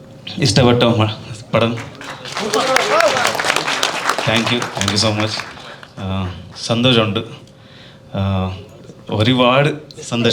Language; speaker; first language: Malayalam; non-native, local second language; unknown